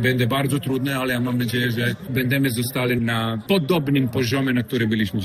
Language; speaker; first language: Polish; non-native, fluent; Serbian